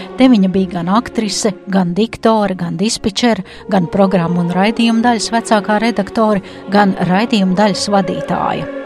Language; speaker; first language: Latvian; native; Latvian